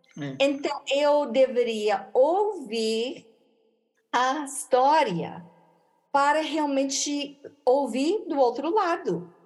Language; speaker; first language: Portuguese; non-native, fluent; English